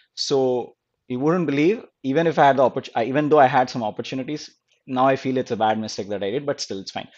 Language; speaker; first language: English; non-native, local second language; Telugu